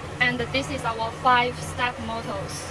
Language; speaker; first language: English; non-native, learner; Chinese